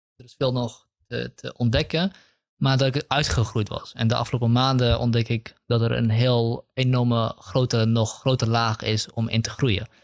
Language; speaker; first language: Dutch; early bilingual, other home language; Kurdish